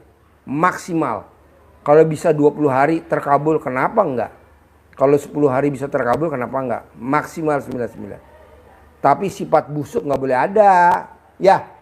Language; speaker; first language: Indonesian; native; Indonesian